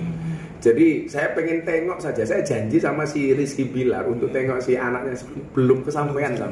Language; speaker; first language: Indonesian; native; Indonesian